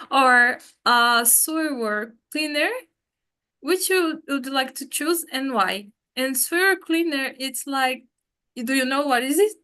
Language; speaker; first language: English; non-native, fluent; Portuguese